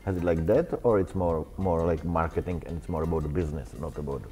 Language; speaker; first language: English; non-native, fluent; Czech